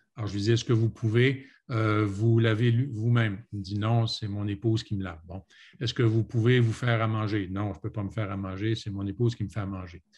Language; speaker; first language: French; native; French